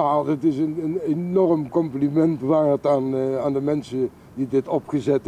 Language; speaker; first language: Dutch; native; Dutch